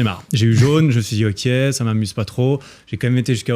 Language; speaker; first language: French; native; French